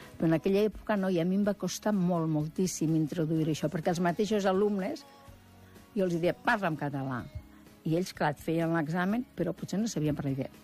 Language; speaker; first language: Catalan; native; Catalan